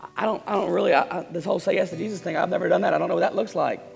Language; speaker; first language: English; native; English